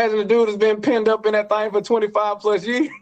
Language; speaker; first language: English; native; English